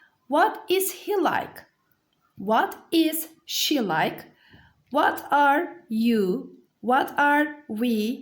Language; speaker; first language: English; non-native, fluent; Turkish